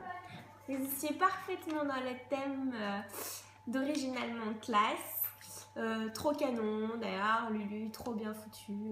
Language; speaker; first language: French; native; French